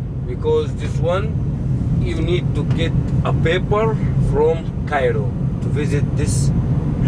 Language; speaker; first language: English; non-native, learner; Arabic